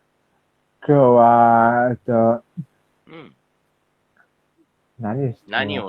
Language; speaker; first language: Japanese; non-native, learner; Bangla